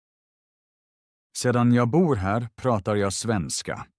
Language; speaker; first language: Swedish; non-native, fluent; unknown